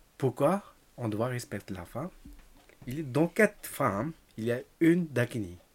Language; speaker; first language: French; non-native, learner; Tibetan